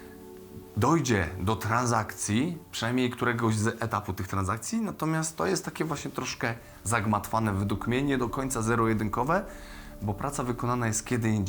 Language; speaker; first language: Polish; native; Polish